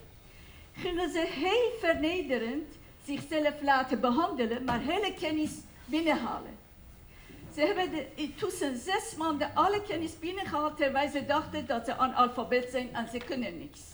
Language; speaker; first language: Dutch; non-native, fluent; Persian